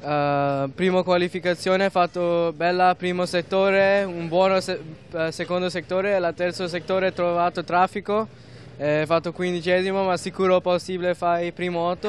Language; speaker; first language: Italian; non-native, learner; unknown